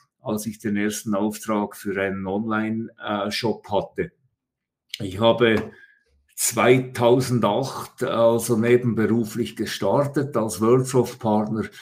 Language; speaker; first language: German; native; German